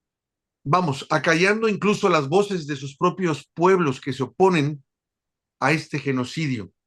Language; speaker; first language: Spanish; native; Spanish